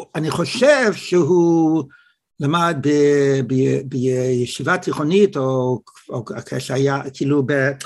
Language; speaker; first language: Hebrew; non-native, fluent; English